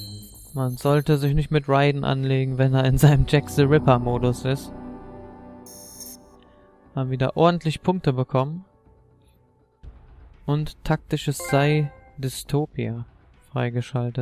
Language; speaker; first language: German; native; German